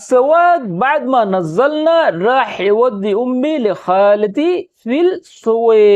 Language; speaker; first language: Arabic; non-native, fluent; Urdu